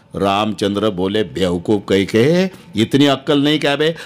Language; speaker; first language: Hindi; non-native, local second language; Marathi